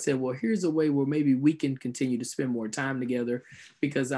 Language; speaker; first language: English; native; English